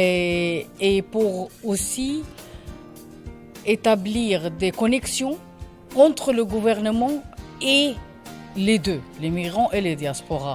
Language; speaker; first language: French; non-native, learner; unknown